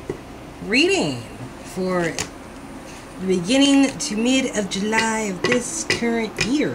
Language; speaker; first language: English; native; English